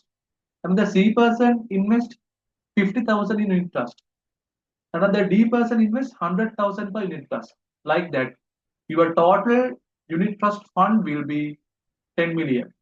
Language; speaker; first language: English; non-native, local second language; Sinhala